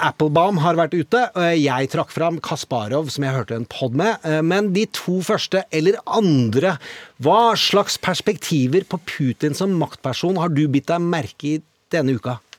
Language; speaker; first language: Norwegian; native; Norwegian